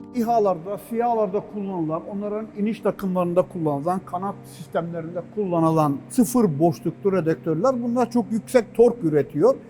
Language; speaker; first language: Turkish; native; Turkish